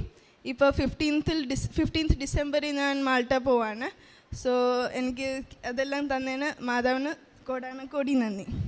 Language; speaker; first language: Malayalam; early bilingual, heritage; Malayalam